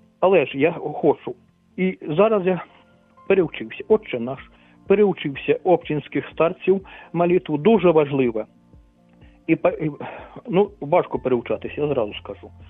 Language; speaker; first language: Ukrainian; non-native, local second language; Russian